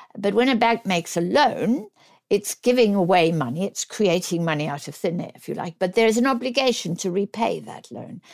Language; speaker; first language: English; native; English